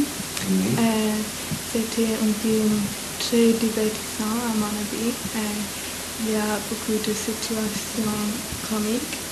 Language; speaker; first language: French; non-native, learner; English